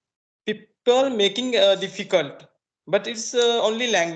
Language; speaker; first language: English; non-native, learner; Marathi